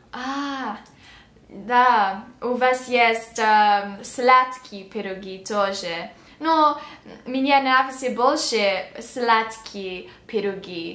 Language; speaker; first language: Russian; early bilingual, other home language; English